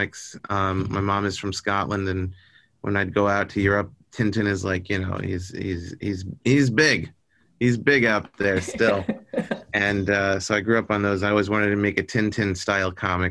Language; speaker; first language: English; native; English